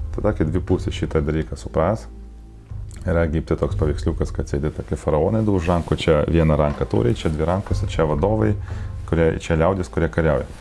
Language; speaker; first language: Lithuanian; non-native, local second language; Polish